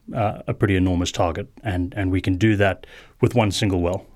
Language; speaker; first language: English; native; English